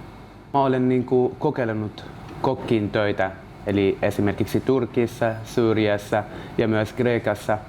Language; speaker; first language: Finnish; non-native, learner; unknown